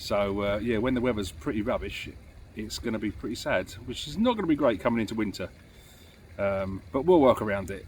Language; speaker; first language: English; native; English